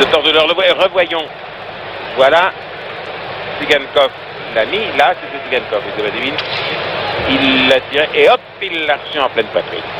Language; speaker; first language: French; native; French